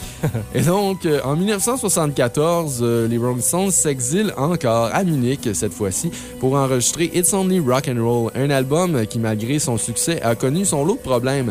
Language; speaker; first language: French; native; French